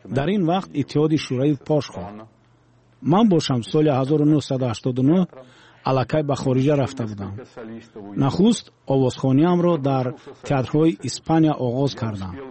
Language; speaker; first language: Tajik; non-native, local second language; Russian